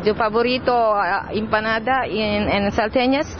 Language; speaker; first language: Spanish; non-native, learner; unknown